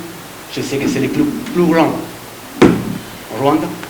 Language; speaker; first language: French; non-native, learner; Spanish